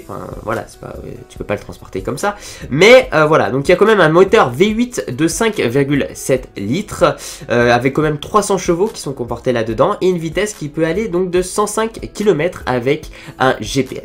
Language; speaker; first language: French; native; French